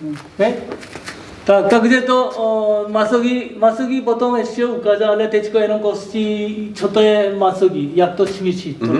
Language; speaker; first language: Czech; non-native, learner; Korean